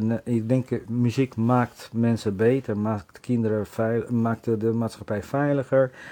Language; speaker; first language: Dutch; non-native, fluent; Portuguese